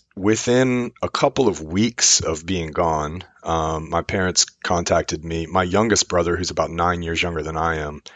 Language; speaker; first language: English; native; English